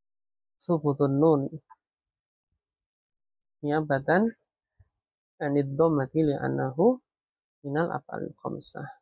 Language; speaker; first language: Arabic; non-native, fluent; Indonesian